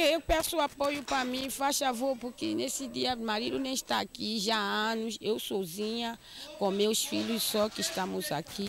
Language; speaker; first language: Portuguese; non-native, local second language; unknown